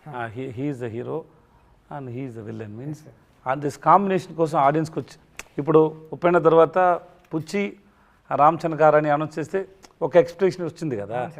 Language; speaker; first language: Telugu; non-native, learner; Tamil